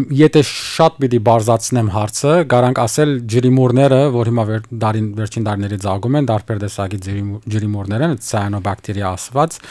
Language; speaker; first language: Armenian; early bilingual, heritage; Armenian